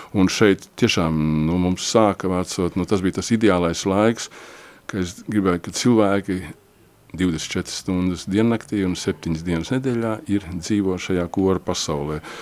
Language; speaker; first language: Latvian; native; Latvian